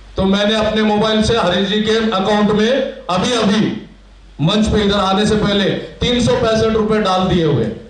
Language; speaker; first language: Hindi; non-native, local second language; Marathi